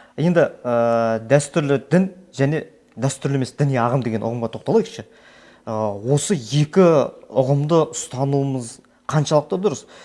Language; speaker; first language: Kazakh; native; Kazakh